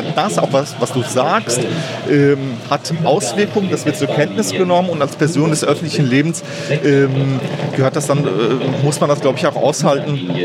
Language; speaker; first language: German; native; German